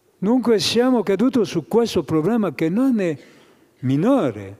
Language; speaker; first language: Italian; non-native, fluent; French